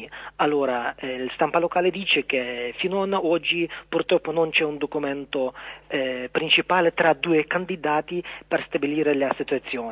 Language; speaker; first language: Italian; non-native, learner; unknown